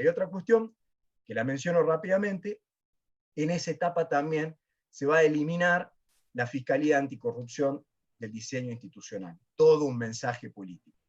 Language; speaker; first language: Spanish; native; Spanish